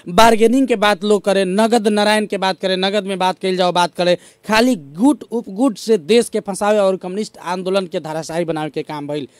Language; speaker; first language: Bhojpuri; native; Bhojpuri